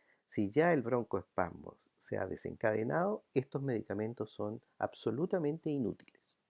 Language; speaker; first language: Spanish; native; Spanish